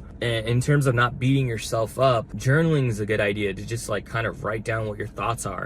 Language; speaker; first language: English; native; English